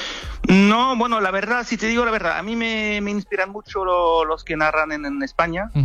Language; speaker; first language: Spanish; non-native, fluent; French